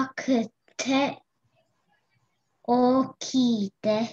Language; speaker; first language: Japanese; non-native, learner; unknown